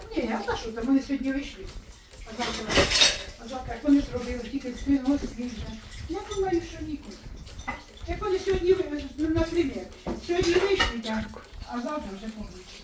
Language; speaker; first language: Ukrainian; native; Ukrainian